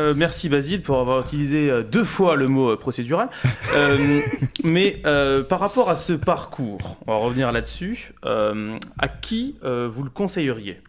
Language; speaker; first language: French; native; French